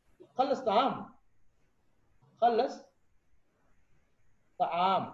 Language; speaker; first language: Arabic; non-native, fluent; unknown